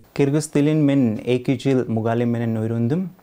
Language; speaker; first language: Kyrgyz; non-native, learner; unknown